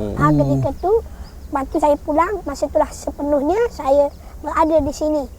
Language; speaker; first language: Malay; native; Malay